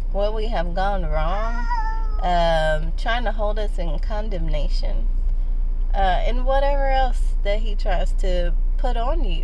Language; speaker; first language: English; native; English